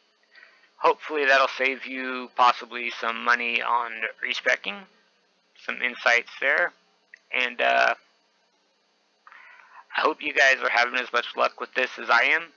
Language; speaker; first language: English; native; English